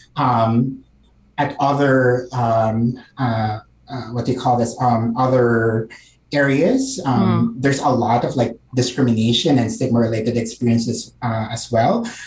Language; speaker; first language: English; non-native, local second language; Filipino